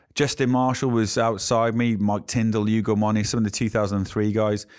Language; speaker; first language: English; native; English